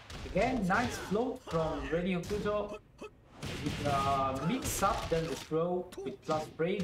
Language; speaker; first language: English; non-native, fluent; Italian